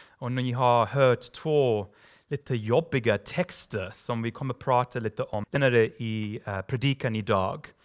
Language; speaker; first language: Swedish; non-native, fluent; English